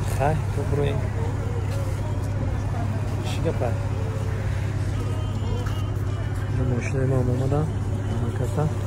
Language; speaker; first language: Russian; non-native, learner; Tajik